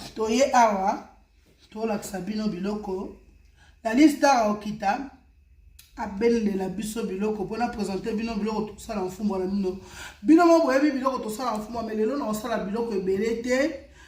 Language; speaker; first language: Lingala; native; Lingala